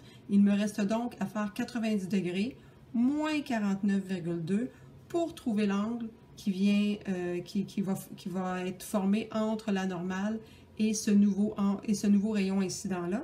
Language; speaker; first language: French; native; French